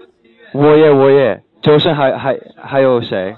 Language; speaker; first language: Chinese; non-native, learner; English